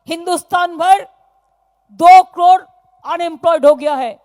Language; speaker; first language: Hindi; non-native, local second language; Bangla